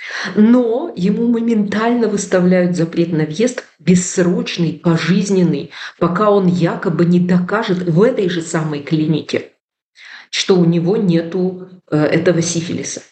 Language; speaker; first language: Russian; native; Russian